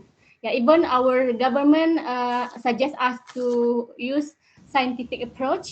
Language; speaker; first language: English; non-native, learner; Indonesian